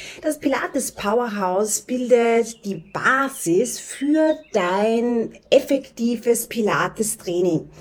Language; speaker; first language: German; native; German